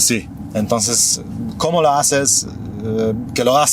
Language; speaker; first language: Spanish; non-native, fluent; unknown